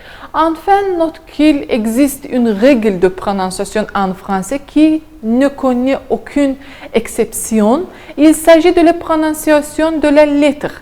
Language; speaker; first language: French; non-native, fluent; Azerbaijani